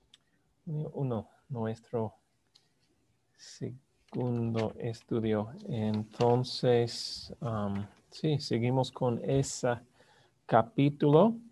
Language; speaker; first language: Spanish; non-native, fluent; English